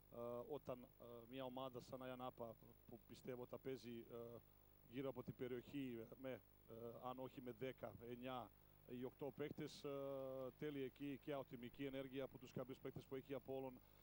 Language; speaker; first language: Greek; non-native, fluent; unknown